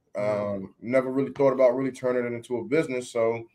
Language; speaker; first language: English; native; English